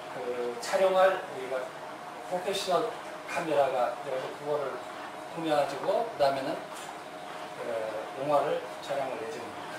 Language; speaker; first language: Korean; non-native, fluent; Kyrgyz